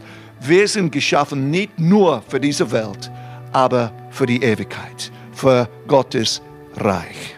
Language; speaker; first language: German; non-native, fluent; English